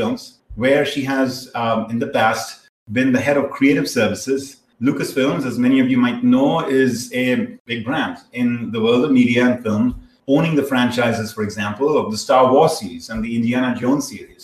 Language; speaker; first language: English; non-native, local second language; Hindi